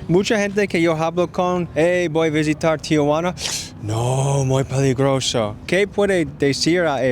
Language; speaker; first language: Spanish; non-native, learner; English